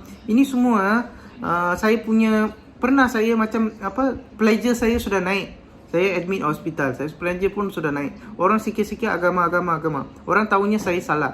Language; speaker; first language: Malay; non-native, local second language; Tamil